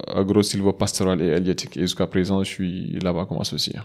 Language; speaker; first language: French; non-native, local second language; Fula